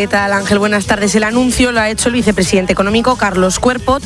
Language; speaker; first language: Spanish; native; Spanish